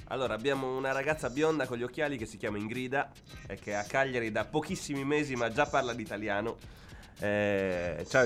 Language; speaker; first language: Italian; native; Italian